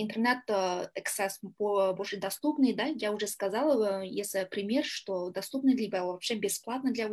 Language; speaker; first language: Russian; non-native, learner; Kyrgyz